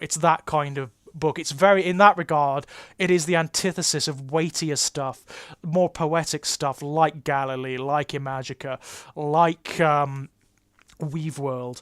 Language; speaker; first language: English; native; English